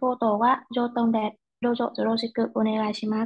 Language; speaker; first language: Japanese; non-native, learner; Vietnamese